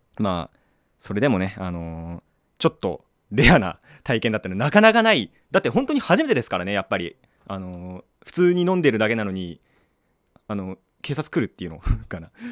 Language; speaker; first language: Japanese; native; Japanese